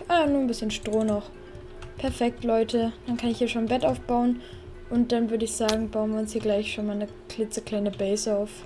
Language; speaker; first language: German; native; German